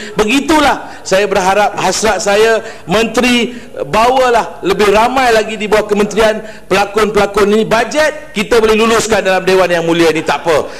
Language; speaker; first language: Malay; non-native, local second language; Tamil